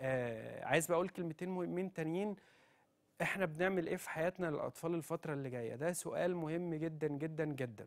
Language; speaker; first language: Arabic; native; Arabic